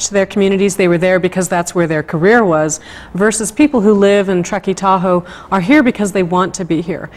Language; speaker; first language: English; native; English